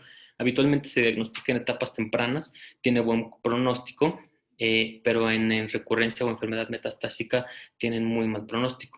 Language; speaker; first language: Spanish; native; Spanish